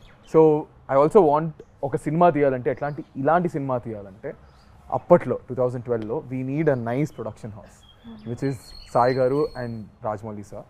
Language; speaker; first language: Telugu; native; Telugu